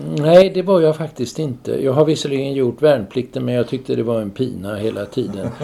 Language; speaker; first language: Swedish; native; Swedish